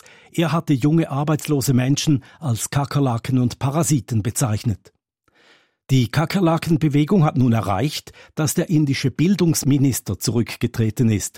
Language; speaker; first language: German; native; German